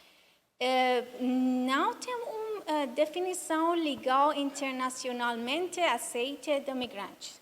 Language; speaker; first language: Portuguese; non-native, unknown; Persian